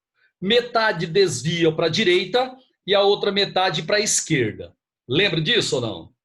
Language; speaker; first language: Portuguese; native; Portuguese